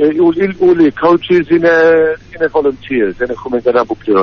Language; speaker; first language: Greek; early bilingual, heritage; Greek